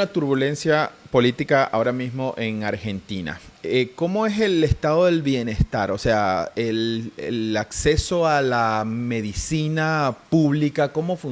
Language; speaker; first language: Spanish; native; Spanish